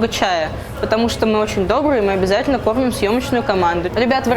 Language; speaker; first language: Russian; native; Russian